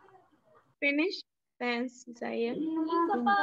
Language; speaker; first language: English; non-native, learner; Spanish